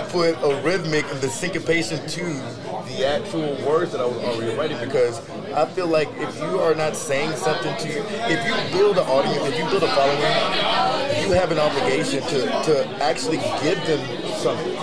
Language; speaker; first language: English; native; English